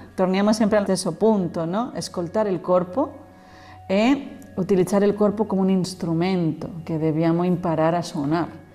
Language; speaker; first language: Italian; non-native, learner; Spanish